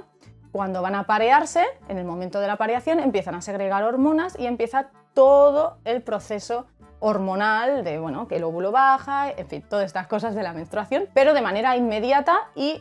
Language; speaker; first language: Spanish; native; Spanish